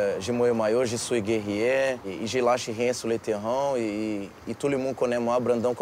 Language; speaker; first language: French; non-native, learner; Portuguese